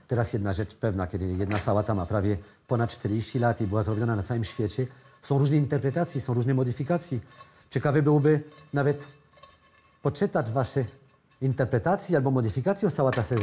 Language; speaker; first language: Polish; non-native, learner; French